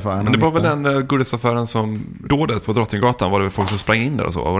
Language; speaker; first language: Swedish; native; Swedish